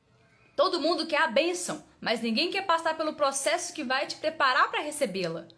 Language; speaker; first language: Portuguese; native; Portuguese